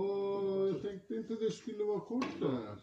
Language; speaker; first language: Swedish; non-native, fluent; Turkish